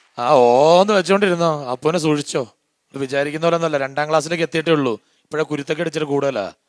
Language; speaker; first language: Malayalam; native; Malayalam